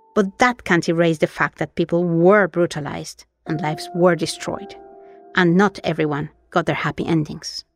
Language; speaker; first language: English; non-native, fluent; Spanish